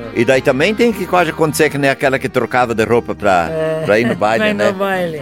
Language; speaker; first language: Portuguese; native; Portuguese